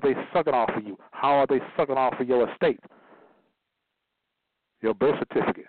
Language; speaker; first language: English; native; English